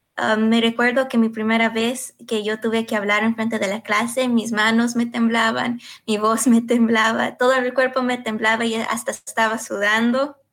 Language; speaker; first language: Spanish; early bilingual, heritage; Spanish